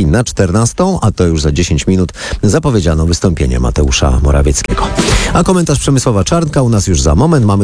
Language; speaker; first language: Polish; native; Polish